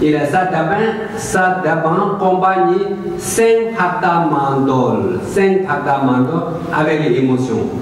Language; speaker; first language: French; non-native, learner; Tibetan